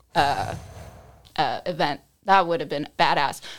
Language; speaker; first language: English; native; English